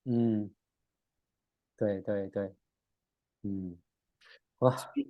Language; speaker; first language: Chinese; early bilingual, heritage; English